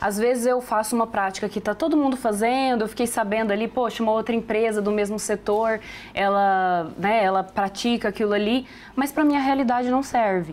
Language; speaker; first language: Portuguese; native; Portuguese